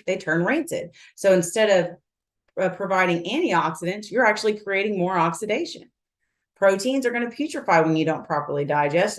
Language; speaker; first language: English; native; English